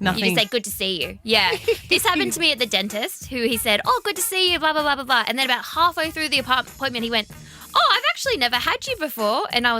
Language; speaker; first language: English; native; English